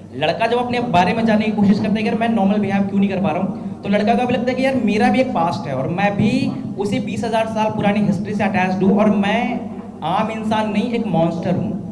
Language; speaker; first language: Hindi; native; Hindi